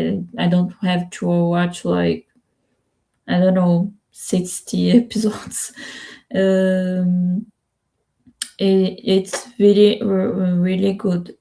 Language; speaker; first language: English; non-native, learner; Spanish